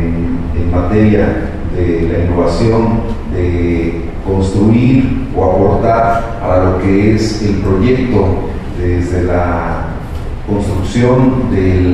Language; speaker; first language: Spanish; native; Spanish